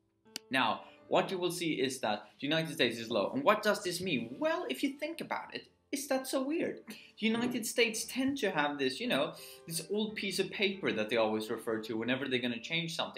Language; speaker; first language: English; non-native, fluent; Swedish